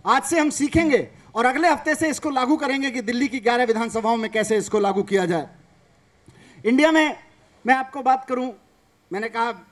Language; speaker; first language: Hindi; native; Hindi